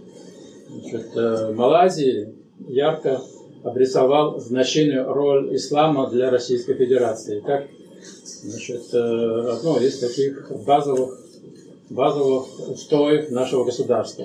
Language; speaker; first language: Russian; native; Russian